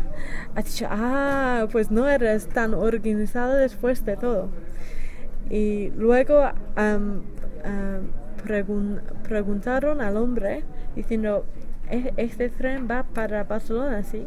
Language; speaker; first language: Spanish; non-native, learner; English